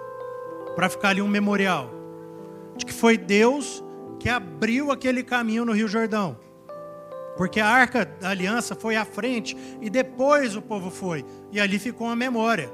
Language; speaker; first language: Portuguese; native; Portuguese